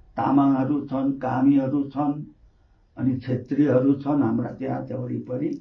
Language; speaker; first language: Nepali; non-native, local second language; Limbu